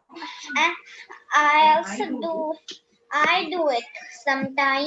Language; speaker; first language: English; non-native, learner; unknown